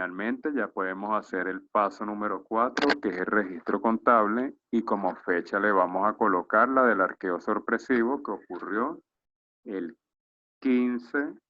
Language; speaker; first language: Spanish; native; Spanish